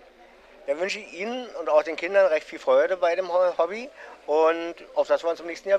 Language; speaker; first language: German; native; German